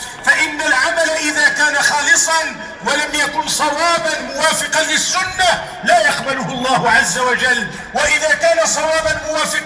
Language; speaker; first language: Arabic; native; Arabic